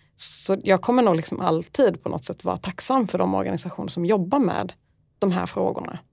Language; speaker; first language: Swedish; early bilingual, other home language; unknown